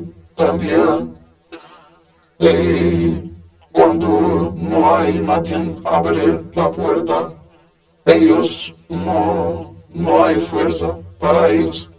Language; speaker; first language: Spanish; non-native, learner; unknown